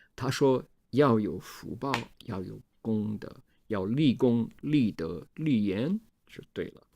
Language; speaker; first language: Chinese; non-native, fluent; English